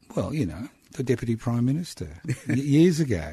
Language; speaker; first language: English; non-native, local second language; Italian